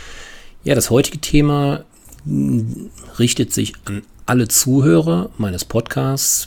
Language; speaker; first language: German; native; German